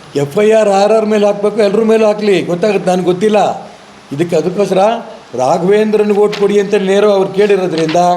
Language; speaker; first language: Kannada; native; Kannada